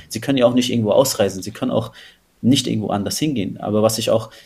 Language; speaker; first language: German; native; German